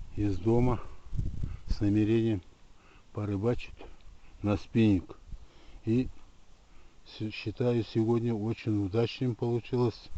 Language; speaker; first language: Russian; non-native, local second language; Kazakh